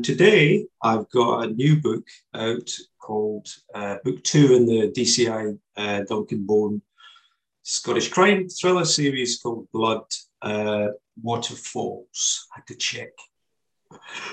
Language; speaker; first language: English; native; English